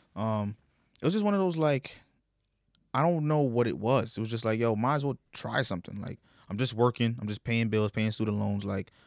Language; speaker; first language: English; early bilingual, other home language; Yoruba